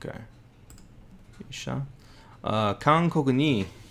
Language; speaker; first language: Japanese; non-native, learner; English